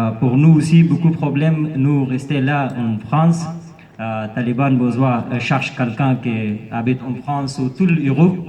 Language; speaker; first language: French; non-native, learner; Persian